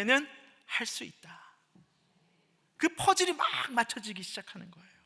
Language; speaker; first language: Korean; native; Korean